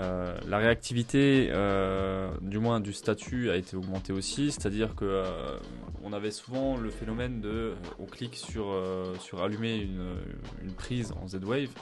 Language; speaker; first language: French; native; French